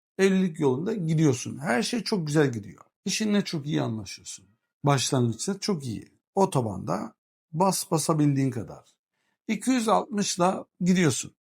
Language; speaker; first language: Turkish; early bilingual, heritage; Turkish